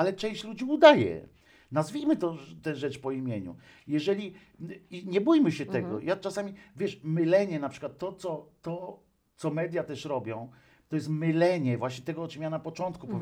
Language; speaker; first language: Polish; native; Polish